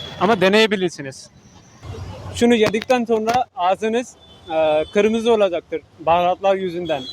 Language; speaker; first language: Turkish; non-native, fluent; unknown